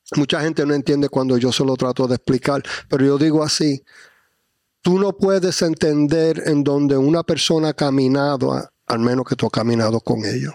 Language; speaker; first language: Spanish; early bilingual, heritage; Spanish